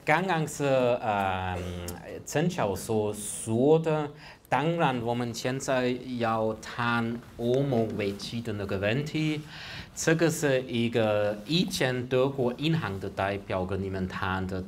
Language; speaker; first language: Chinese; non-native, fluent; German